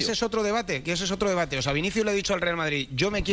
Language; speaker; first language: Spanish; native; Spanish